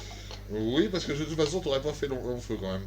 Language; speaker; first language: French; native; French